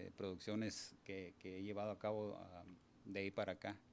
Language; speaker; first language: Spanish; early bilingual, heritage; Spanish